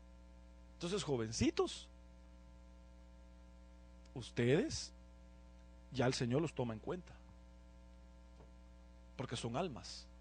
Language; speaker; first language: Spanish; native; Spanish